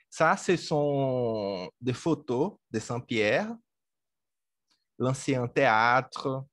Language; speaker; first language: French; native; French